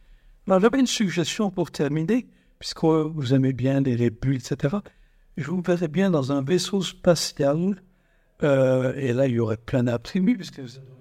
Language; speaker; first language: French; native; French